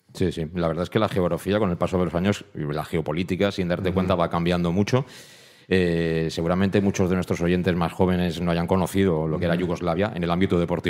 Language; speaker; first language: Spanish; native; Spanish